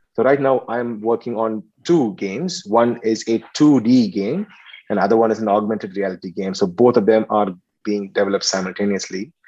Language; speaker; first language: English; non-native, local second language; Tamil